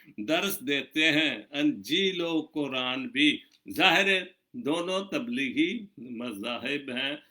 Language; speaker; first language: Urdu; non-native, local second language; Punjabi